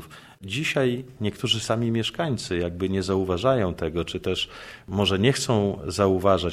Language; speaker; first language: Polish; native; Polish